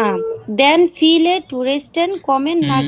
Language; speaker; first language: German; non-native, learner; Bangla